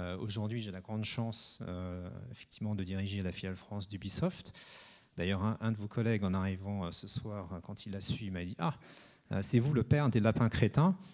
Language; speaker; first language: French; native; French